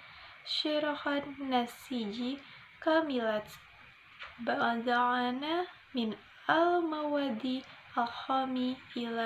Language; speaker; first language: Arabic; non-native, learner; Indonesian